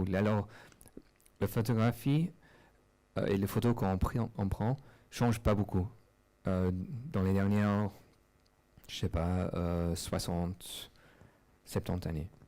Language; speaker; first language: French; non-native, fluent; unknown